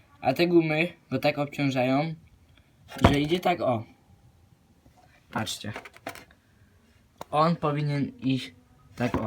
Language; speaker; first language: Polish; native; Polish